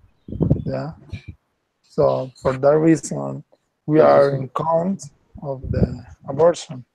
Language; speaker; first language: English; non-native, learner; Spanish